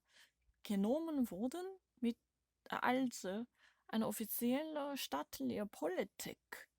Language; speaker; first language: German; non-native, learner; Korean